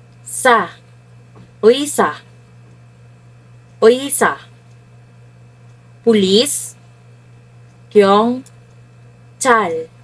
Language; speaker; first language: Korean; non-native, fluent; Filipino